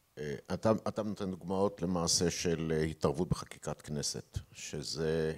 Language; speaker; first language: Hebrew; native; Hebrew